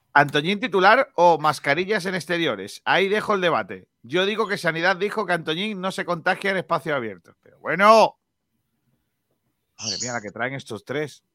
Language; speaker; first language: Spanish; native; Spanish